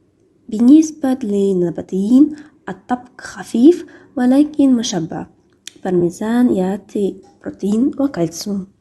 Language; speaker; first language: Arabic; non-native, learner; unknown